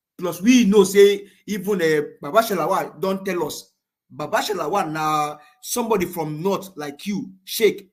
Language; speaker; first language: Nigerian Pidgin; non-native, local second language; Yoruba